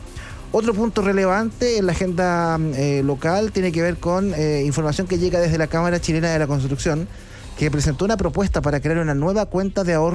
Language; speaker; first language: Spanish; native; Spanish